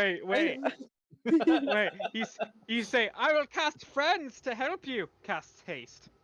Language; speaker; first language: English; native; English